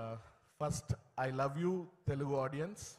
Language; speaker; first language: Telugu; non-native, learner; Tamil